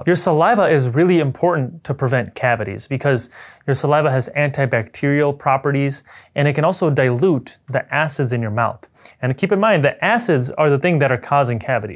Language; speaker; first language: English; native; English